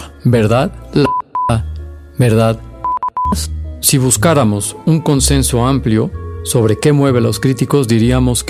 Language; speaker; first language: Spanish; native; Spanish